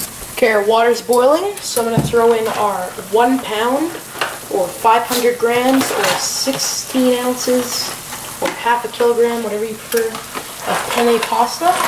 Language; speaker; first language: English; native; English